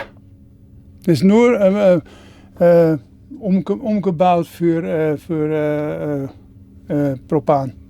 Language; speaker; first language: German; non-native, learner; Dutch